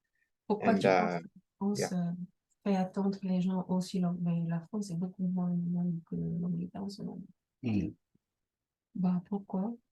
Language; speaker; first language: French; non-native, fluent; English